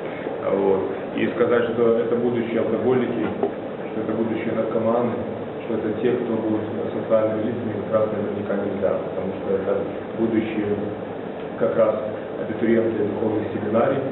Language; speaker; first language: Russian; native; Russian